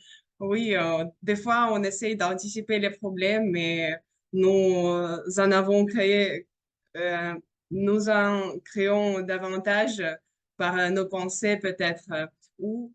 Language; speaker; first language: French; non-native, fluent; Russian